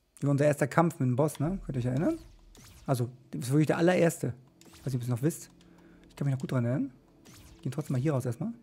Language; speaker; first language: German; native; German